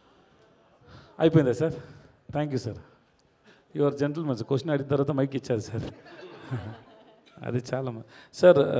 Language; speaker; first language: Telugu; non-native, learner; Tamil